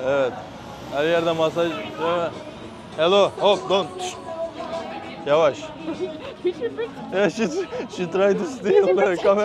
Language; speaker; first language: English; non-native, fluent; Turkish